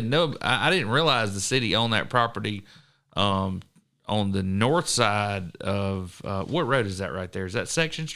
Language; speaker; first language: English; native; English